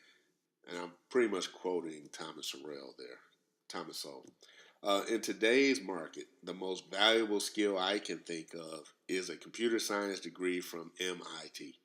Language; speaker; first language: English; native; English